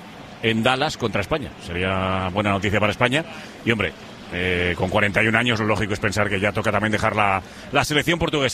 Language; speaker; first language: Spanish; native; Spanish